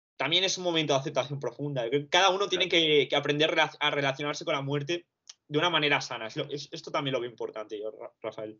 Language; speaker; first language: Spanish; early bilingual, other home language; Romanian